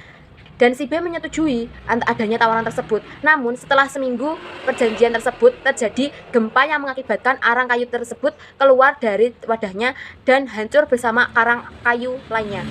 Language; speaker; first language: Indonesian; native; Indonesian